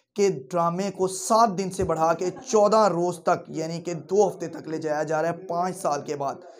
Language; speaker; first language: Urdu; non-native, local second language; Punjabi